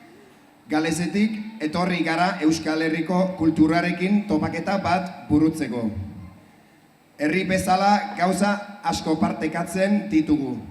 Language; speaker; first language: Basque; non-native, learner; Welsh